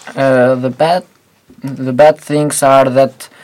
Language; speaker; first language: English; non-native, fluent; Albanian